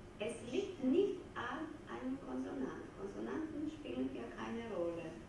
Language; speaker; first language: German; non-native, fluent; Georgian